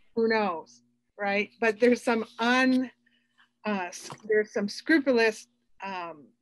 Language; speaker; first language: English; native; English